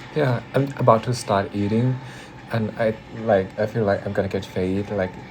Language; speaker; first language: English; non-native, fluent; Thai